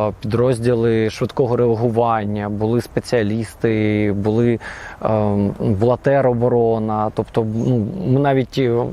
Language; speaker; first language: Ukrainian; native; Ukrainian